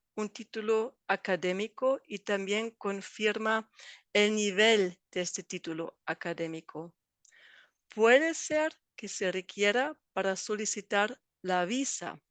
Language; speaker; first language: Spanish; non-native, fluent; German